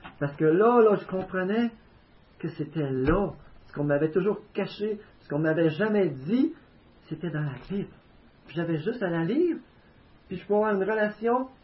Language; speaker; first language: French; native; French